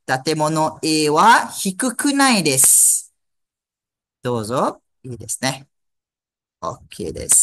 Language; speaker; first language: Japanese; non-native, fluent; Malay